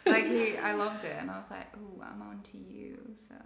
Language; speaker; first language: English; native; English